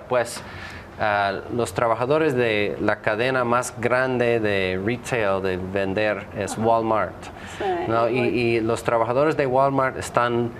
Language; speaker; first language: Spanish; non-native, fluent; English